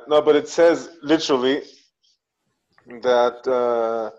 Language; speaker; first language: English; non-native, fluent; Spanish